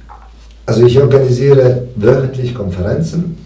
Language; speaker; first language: German; non-native, fluent; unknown